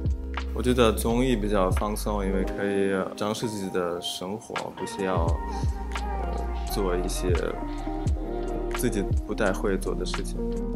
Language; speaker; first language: Chinese; non-native, fluent; Russian